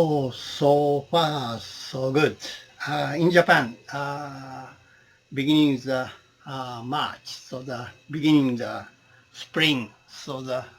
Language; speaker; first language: English; non-native, learner; Japanese